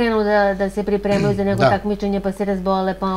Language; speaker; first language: Serbian; native; Serbian